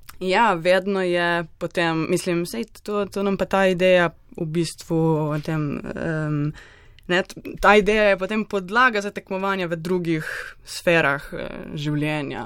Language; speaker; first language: Slovenian; native; Slovenian